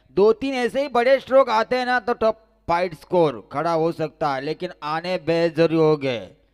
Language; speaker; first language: Hindi; non-native, local second language; Marathi